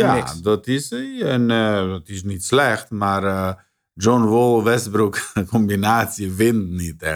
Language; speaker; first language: Dutch; non-native, fluent; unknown